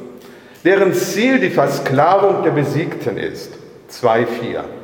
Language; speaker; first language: German; native; German